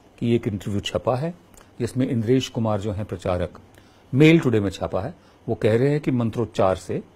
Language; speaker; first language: Hindi; native; Hindi